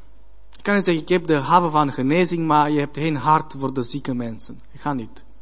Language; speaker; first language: Dutch; non-native, learner; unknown